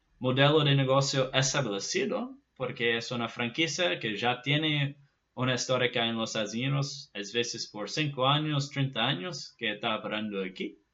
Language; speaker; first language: Spanish; non-native, fluent; Portuguese